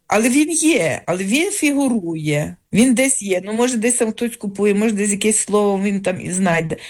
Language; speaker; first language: Ukrainian; native; Ukrainian